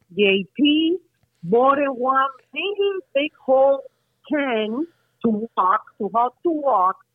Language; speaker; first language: English; non-native, learner; Spanish